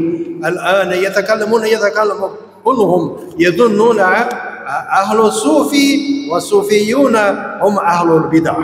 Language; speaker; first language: Arabic; non-native, fluent; Chinese